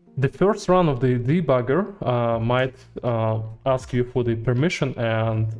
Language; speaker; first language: English; non-native, fluent; Russian